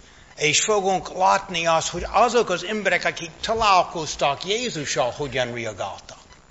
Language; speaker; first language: Hungarian; non-native, fluent; English